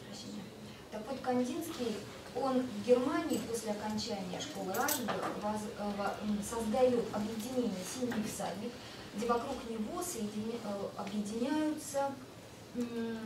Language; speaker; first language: Russian; native; Russian